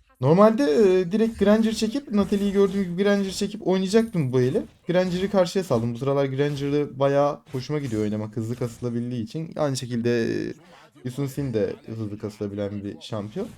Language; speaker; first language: Turkish; native; Turkish